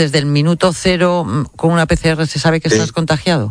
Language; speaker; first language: Spanish; native; Spanish